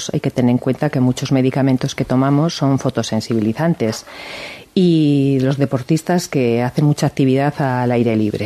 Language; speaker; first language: Spanish; native; Spanish